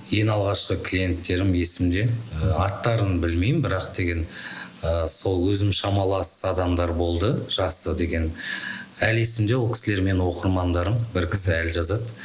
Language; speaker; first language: Kazakh; native; Kazakh